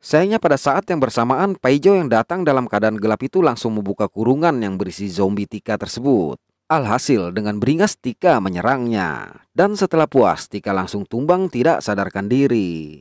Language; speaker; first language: Indonesian; native; Indonesian